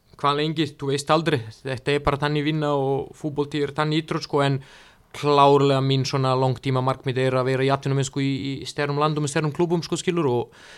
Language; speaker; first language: Icelandic; non-native, fluent; Serbian